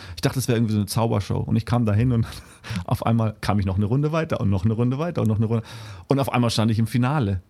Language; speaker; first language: German; native; German